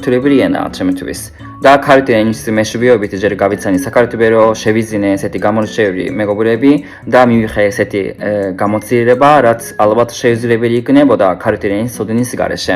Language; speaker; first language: Georgian; non-native, fluent; Japanese